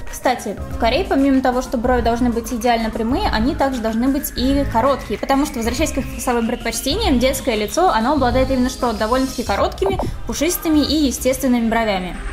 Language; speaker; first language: Russian; native; Russian